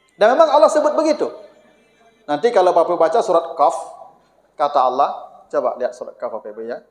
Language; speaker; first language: Malay; non-native, local second language; Minangkabau